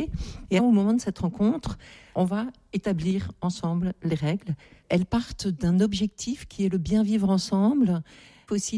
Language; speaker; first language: French; native; French